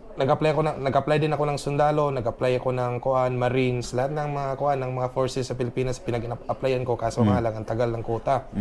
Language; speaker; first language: Filipino; non-native, local second language; Cebuano